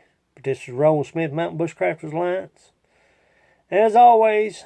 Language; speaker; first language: English; native; English